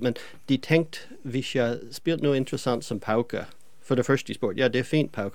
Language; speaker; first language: Norwegian; non-native, fluent; English